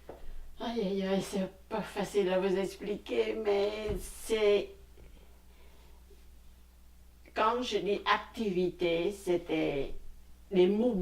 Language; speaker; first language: French; non-native, fluent; Khmer